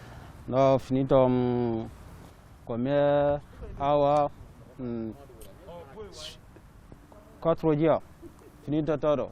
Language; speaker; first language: Spanish; non-native, learner; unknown